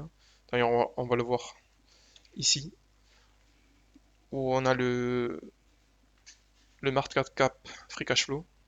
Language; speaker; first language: French; native; French